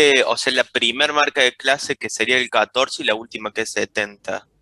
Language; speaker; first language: Spanish; native; Spanish